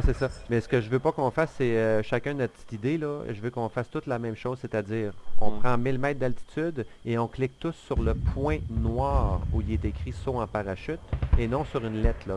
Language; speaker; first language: French; native; French